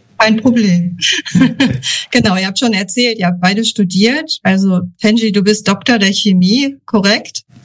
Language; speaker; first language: German; native; German